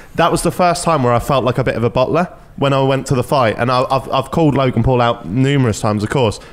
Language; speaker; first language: English; native; English